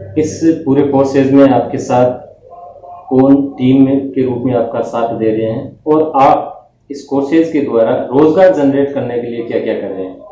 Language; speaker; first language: Hindi; native; Hindi